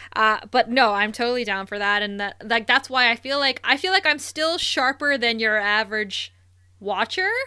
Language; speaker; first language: English; native; English